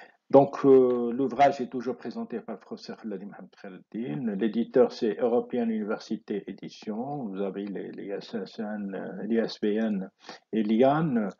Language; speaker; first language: French; non-native, local second language; Arabic